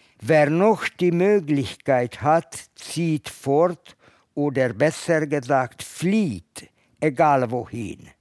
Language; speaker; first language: German; non-native, fluent; Hungarian